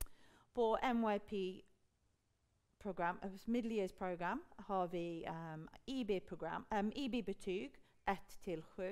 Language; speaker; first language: Swedish; non-native, fluent; English